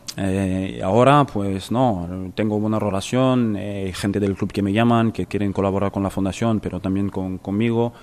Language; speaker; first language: Spanish; non-native, fluent; French